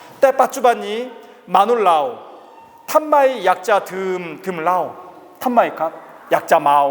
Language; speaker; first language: Thai; non-native, learner; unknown